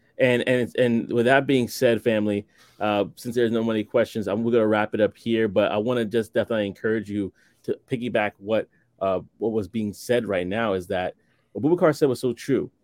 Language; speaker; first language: English; native; English